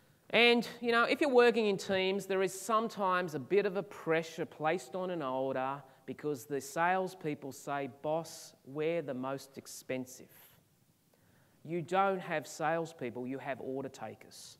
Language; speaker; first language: English; native; English